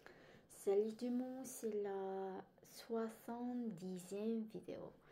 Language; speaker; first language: French; non-native, learner; Korean